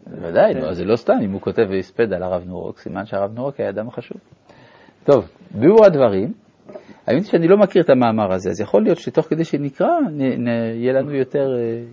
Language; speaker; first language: Hebrew; native; Hebrew